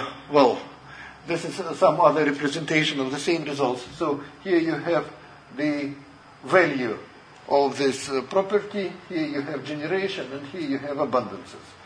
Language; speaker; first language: English; non-native, fluent; Russian